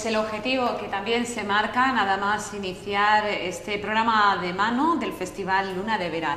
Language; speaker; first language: Spanish; native; Spanish